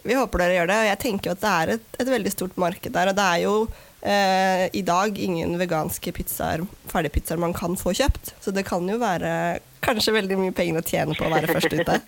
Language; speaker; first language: Norwegian; native; Norwegian